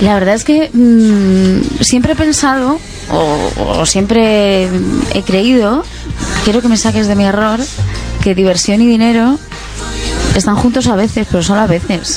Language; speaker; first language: Spanish; native; Spanish